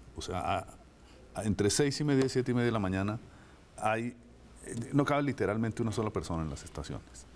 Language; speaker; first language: Spanish; native; Spanish